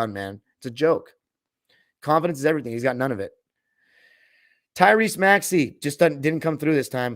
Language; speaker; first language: English; native; English